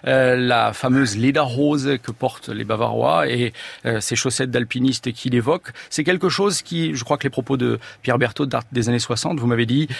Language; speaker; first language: French; native; French